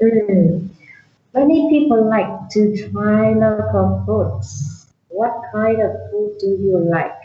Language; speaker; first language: English; non-native, learner; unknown